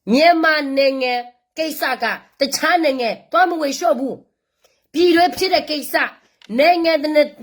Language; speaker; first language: Burmese; non-native, local second language; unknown